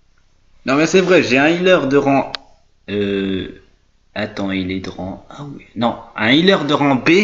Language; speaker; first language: French; native; French